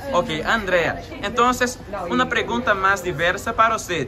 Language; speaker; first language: Spanish; non-native, learner; Portuguese